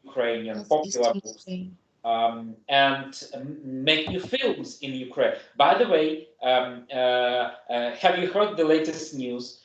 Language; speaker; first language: English; non-native, fluent; German